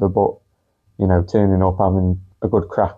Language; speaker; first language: English; native; English